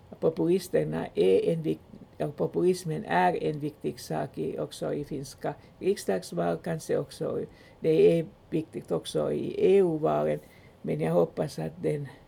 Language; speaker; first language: Swedish; non-native, local second language; Finnish